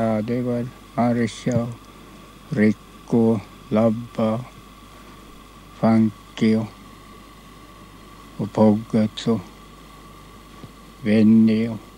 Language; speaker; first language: Swedish; non-native, local second language; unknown